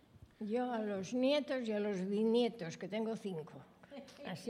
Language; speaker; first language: Spanish; native; Spanish